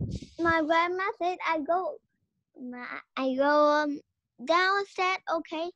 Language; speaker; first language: English; non-native, learner; Vietnamese